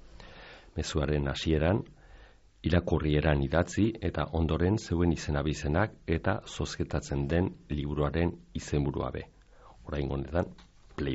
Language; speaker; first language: Basque; native; Basque